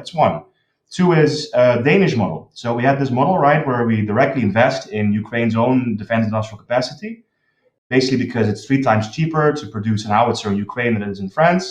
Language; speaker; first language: English; non-native, fluent; Dutch